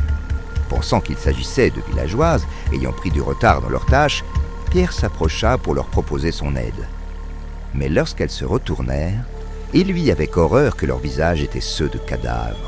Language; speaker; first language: French; native; French